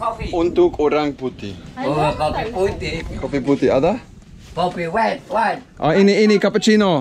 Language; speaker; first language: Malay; non-native, learner; English